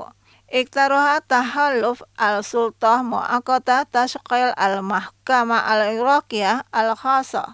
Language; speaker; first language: Arabic; non-native, fluent; Indonesian